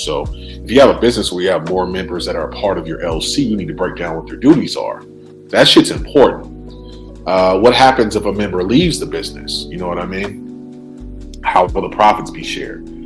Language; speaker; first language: English; native; English